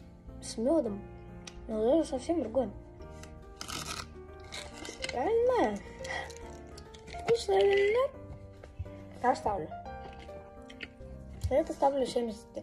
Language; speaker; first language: Russian; early bilingual, heritage; Russian